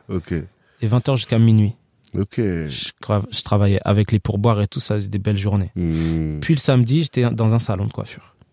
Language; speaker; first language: French; native; French